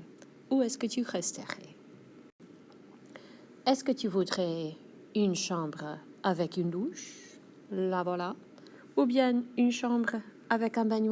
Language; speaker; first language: French; non-native, fluent; English